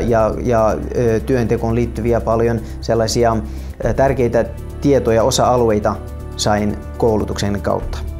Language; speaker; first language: Finnish; non-native, fluent; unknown